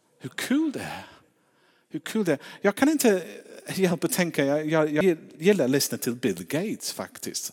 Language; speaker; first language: Swedish; non-native, fluent; English